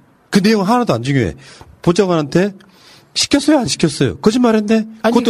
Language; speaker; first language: Korean; native; Korean